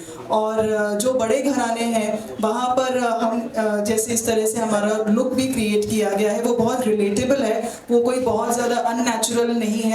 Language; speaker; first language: Hindi; native; Hindi